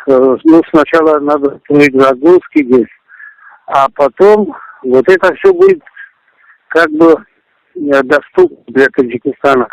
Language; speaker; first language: Russian; non-native, local second language; Tajik